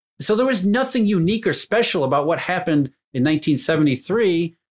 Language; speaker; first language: English; native; English